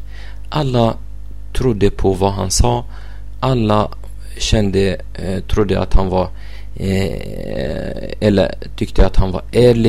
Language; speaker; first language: Swedish; non-native, fluent; Arabic